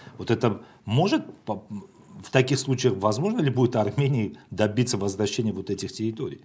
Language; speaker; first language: Russian; non-native, local second language; Armenian